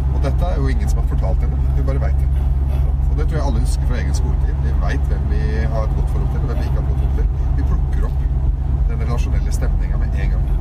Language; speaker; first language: Norwegian; early bilingual, other home language; Arabic